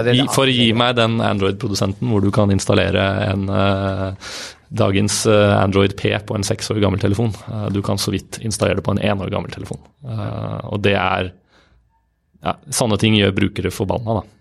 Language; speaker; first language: Norwegian; native; Norwegian